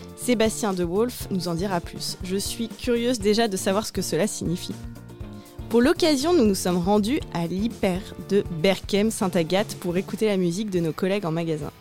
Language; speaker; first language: French; native; French